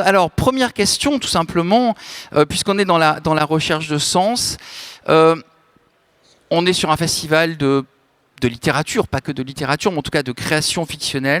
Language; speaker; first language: French; native; French